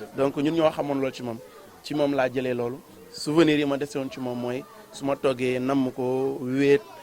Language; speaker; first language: Wolof; native; Wolof